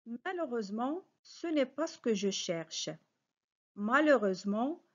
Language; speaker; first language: French; non-native, local second language; Arabic